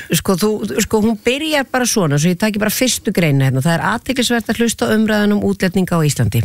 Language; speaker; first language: Icelandic; native; Icelandic